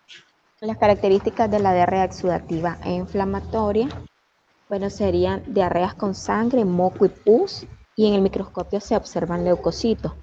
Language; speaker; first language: Spanish; native; Spanish